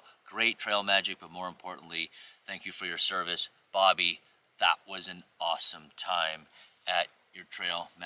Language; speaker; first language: English; native; English